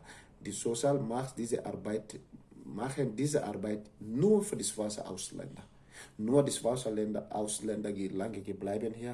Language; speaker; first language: German; non-native, learner; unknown